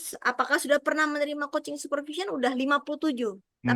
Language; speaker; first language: Indonesian; native; Indonesian